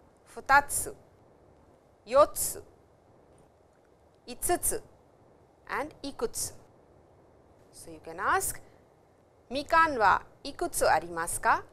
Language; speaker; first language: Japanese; non-native, fluent; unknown